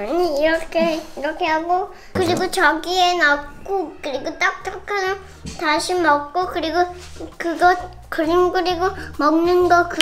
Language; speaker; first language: Korean; early bilingual, heritage; Korean